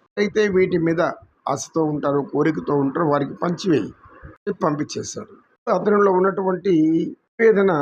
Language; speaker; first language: Telugu; native; Telugu